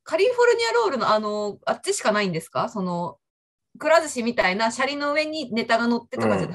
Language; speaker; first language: Japanese; native; Japanese